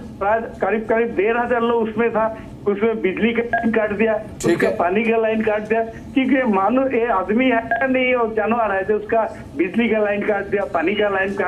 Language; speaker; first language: Hindi; non-native, local second language; Bangla